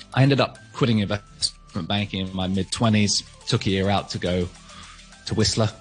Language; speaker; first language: English; native; English